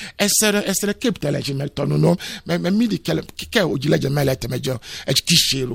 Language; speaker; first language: Hungarian; non-native, fluent; Yoruba